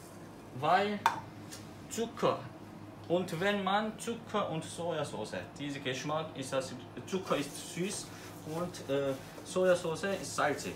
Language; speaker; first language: German; non-native, learner; Korean